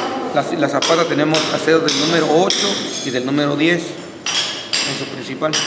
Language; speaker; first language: Spanish; native; Spanish